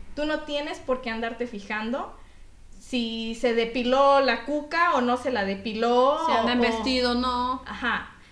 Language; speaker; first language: Spanish; native; Spanish